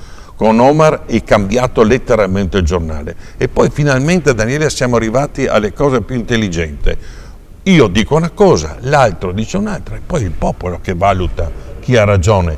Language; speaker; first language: Italian; native; Italian